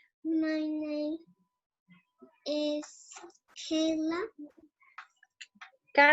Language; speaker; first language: English; non-native, learner; Spanish